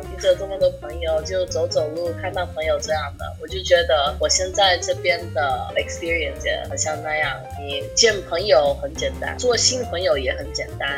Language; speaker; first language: Chinese; non-native, fluent; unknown